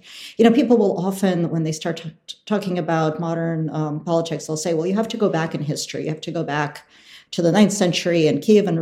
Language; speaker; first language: English; early bilingual, other home language; Russian